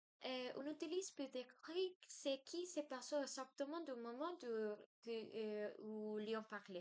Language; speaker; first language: French; non-native, learner; Spanish